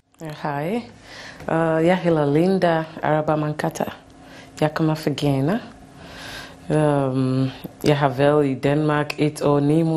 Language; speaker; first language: Danish; non-native, learner; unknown